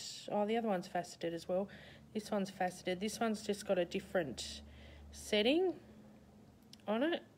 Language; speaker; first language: English; native; English